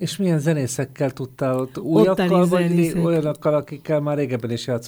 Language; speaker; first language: Hungarian; native; Hungarian